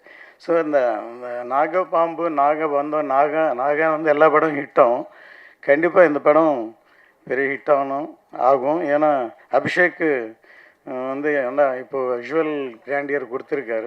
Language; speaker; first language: Tamil; native; Tamil